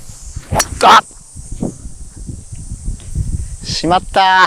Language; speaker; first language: Japanese; native; Japanese